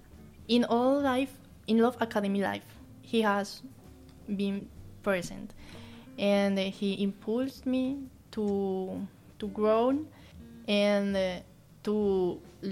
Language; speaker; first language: English; non-native, learner; Spanish